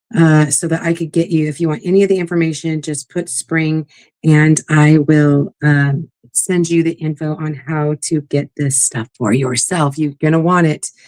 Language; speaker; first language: English; native; English